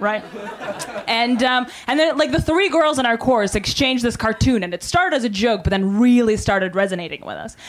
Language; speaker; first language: English; non-native, fluent; Russian